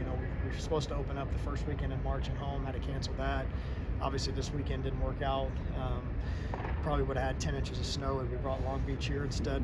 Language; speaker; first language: English; native; English